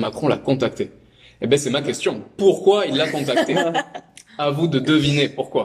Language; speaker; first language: French; native; French